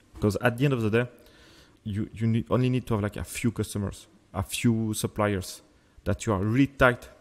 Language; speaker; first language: English; non-native, fluent; French